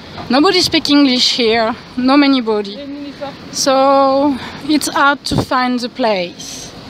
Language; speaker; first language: English; non-native, learner; French